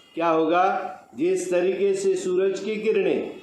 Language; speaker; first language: Hindi; non-native, local second language; Marathi